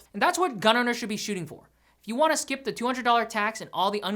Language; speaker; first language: English; native; English